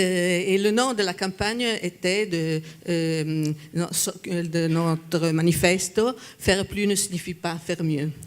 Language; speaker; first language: French; non-native, fluent; Italian